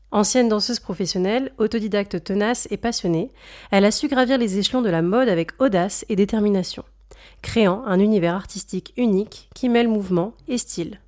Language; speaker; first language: French; native; French